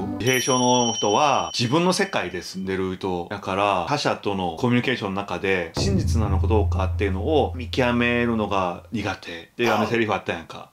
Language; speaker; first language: Japanese; non-native, fluent; Korean